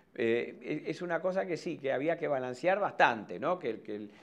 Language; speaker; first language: Spanish; native; Spanish